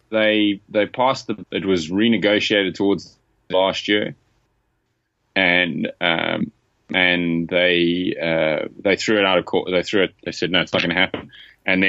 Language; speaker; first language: English; native; English